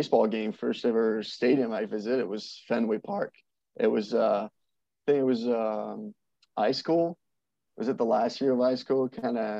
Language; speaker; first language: English; non-native, fluent; French